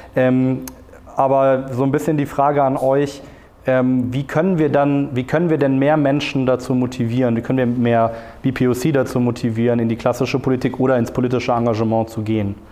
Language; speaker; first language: German; native; German